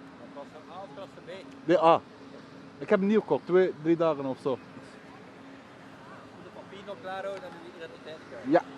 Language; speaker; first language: Dutch; non-native, learner; Turkish